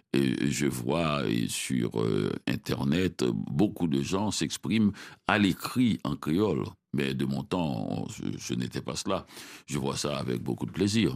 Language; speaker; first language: French; non-native, local second language; Haitian Creole